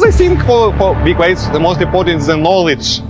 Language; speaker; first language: English; non-native, learner; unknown